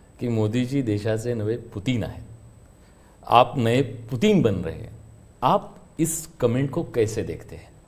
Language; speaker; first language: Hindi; non-native, local second language; Marathi